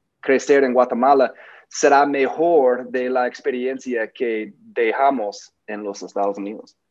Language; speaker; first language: Spanish; non-native, learner; English